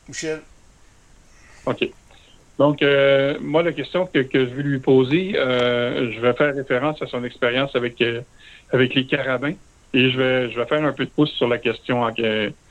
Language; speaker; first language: French; native; French